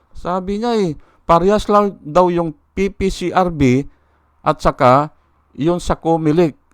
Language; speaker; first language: Filipino; native; Filipino